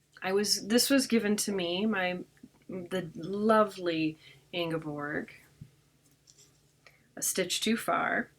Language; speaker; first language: English; native; English